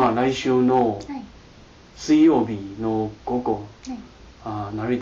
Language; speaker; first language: Japanese; non-native, learner; Chinese